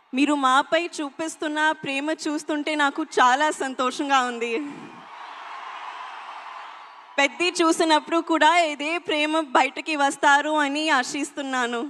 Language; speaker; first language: Telugu; non-native, local second language; Hindi